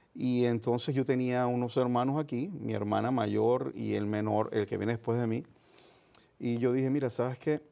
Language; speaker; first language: Spanish; native; Spanish